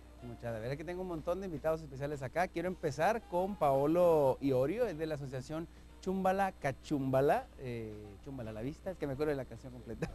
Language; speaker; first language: Spanish; native; Spanish